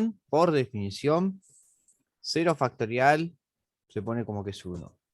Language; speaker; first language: Spanish; native; Spanish